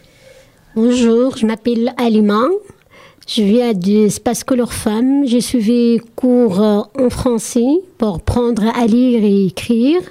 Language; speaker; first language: French; non-native, learner; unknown